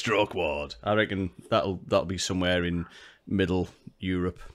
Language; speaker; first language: English; native; English